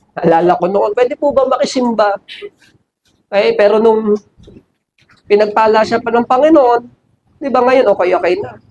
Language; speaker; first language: Filipino; native; Filipino